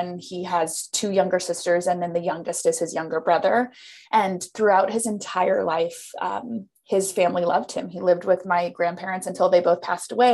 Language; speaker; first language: English; native; English